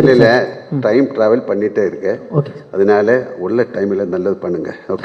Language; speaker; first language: Tamil; non-native, learner; Malayalam